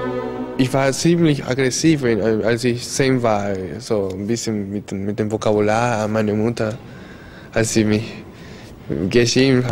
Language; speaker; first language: German; non-native, fluent; Spanish